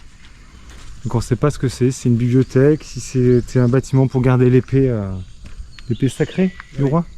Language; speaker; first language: French; native; French